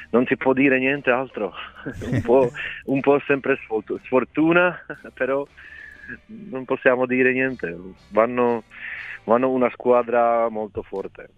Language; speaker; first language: Italian; non-native, fluent; Czech